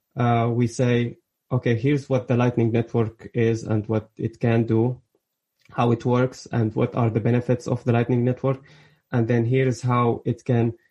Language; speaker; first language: English; early bilingual, other home language; Arabic